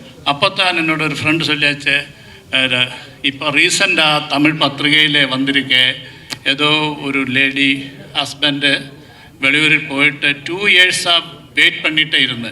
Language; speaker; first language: Tamil; non-native, learner; Malayalam